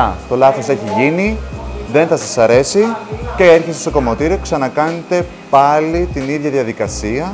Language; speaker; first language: Greek; native; Greek